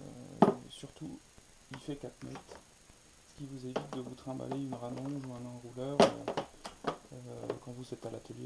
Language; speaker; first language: French; native; French